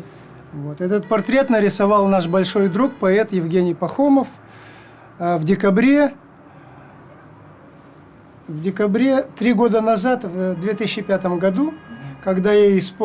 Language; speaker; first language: Russian; native; Russian